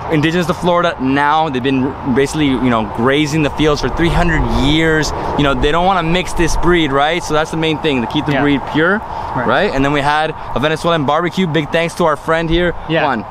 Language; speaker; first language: English; native; English